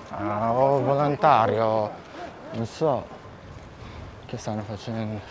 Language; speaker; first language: Italian; non-native, fluent; Japanese